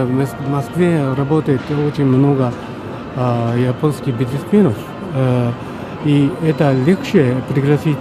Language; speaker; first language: Russian; non-native, fluent; Japanese